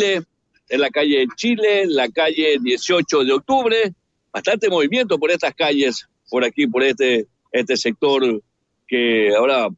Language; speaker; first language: Spanish; native; Spanish